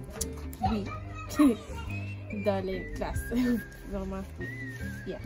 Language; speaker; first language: French; early bilingual, heritage; French